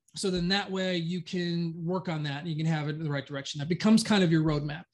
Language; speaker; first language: English; native; English